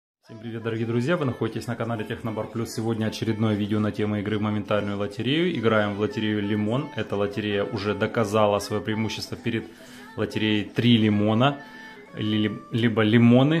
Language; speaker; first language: Russian; native; Russian